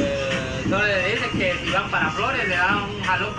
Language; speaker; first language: Spanish; native; Spanish